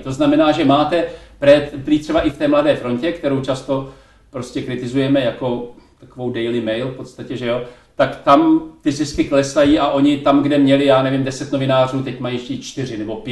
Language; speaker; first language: Czech; native; Czech